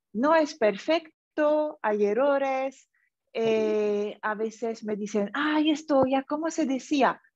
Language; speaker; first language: Spanish; non-native, fluent; French